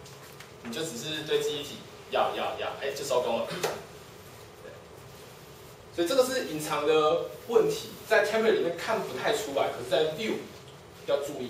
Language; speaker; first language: Chinese; native; Chinese